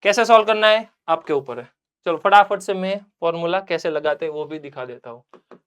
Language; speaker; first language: Hindi; non-native, local second language; Gujarati